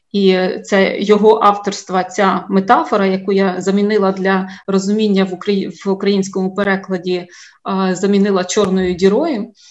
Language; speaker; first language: Ukrainian; native; Ukrainian